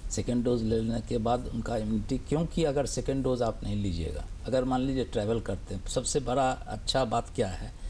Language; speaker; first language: Hindi; native; Hindi